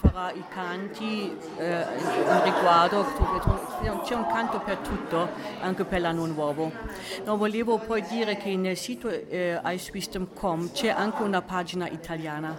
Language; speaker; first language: Italian; non-native, fluent; German